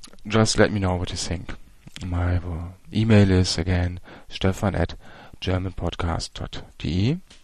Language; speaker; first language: English; non-native, fluent; German